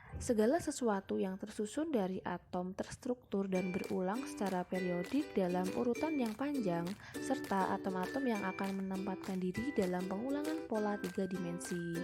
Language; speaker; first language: Indonesian; native; Indonesian